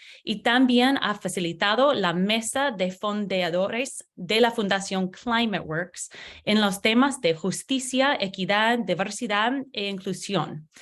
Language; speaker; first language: Spanish; non-native, learner; English